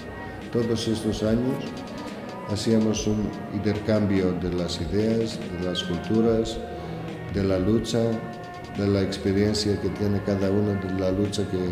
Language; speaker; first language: Spanish; non-native, learner; Greek